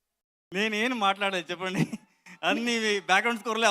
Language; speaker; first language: Telugu; non-native, learner; Kannada